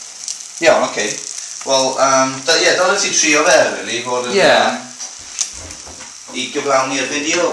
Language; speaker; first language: Welsh; non-native, local second language; English